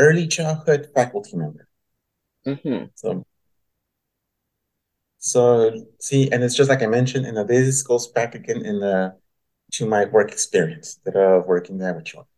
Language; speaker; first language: English; native; English